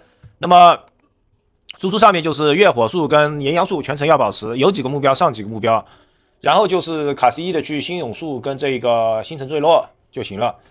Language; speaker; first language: Chinese; native; Chinese